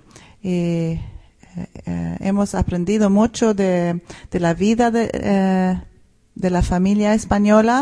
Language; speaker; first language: Spanish; non-native, fluent; Swedish